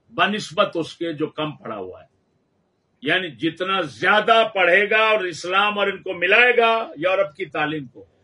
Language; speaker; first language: Urdu; non-native, local second language; Punjabi